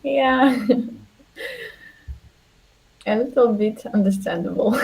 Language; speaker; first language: English; non-native, learner; Russian